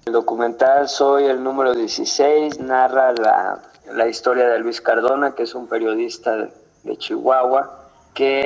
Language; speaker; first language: Spanish; native; Spanish